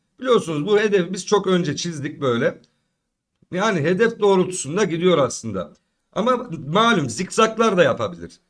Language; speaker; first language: Turkish; native; Turkish